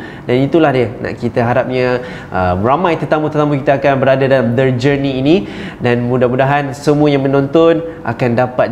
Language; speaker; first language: Malay; native; Malay